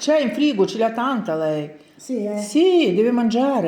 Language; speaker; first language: Italian; non-native, learner; Ukrainian